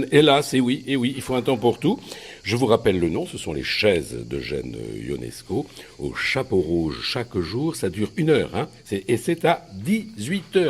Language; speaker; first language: French; native; French